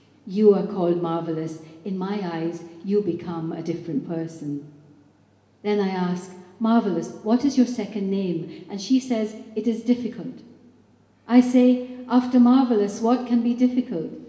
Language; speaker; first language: English; native; English